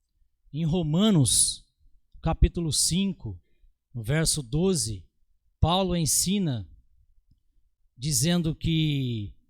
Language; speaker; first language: Portuguese; native; Portuguese